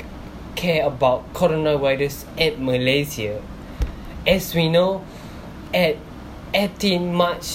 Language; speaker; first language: English; non-native, local second language; Malay